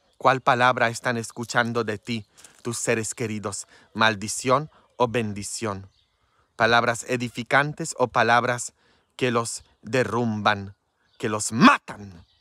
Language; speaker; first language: Spanish; non-native, fluent; Polish